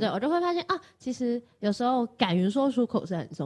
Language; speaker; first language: Chinese; native; Chinese